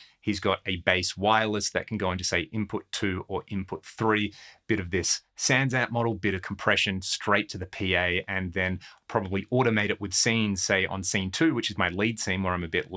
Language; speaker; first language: English; native; English